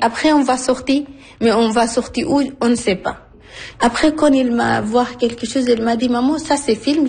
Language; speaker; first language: French; non-native, learner; Arabic